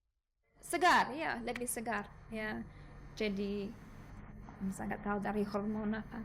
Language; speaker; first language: Indonesian; non-native, learner; English